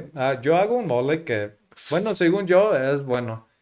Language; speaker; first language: Spanish; non-native, fluent; English